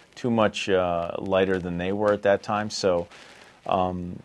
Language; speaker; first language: English; native; English